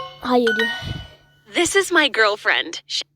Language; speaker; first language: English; non-native, learner; Turkish